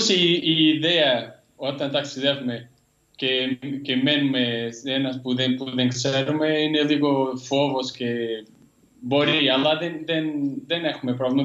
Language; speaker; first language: Greek; non-native, learner; Portuguese